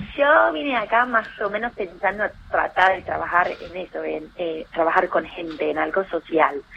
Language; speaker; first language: Spanish; non-native, fluent; English